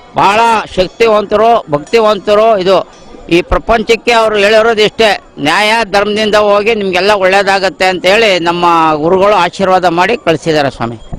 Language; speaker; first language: Kannada; native; Kannada